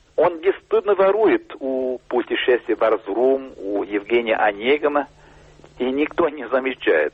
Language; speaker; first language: Russian; non-native, fluent; English